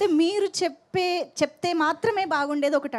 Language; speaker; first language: Telugu; native; Telugu